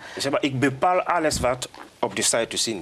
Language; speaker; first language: Dutch; non-native, fluent; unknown